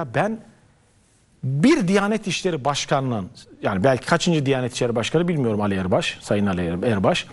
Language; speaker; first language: Turkish; native; Turkish